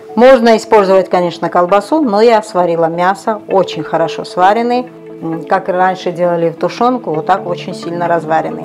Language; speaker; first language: Russian; non-native, local second language; Georgian